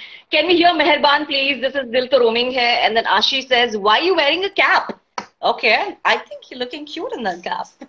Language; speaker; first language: English; non-native, local second language; Hindi